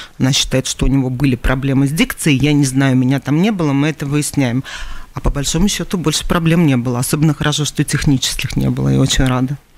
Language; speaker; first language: Russian; native; Russian